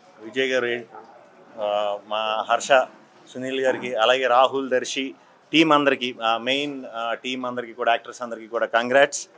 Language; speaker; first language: Telugu; native; Telugu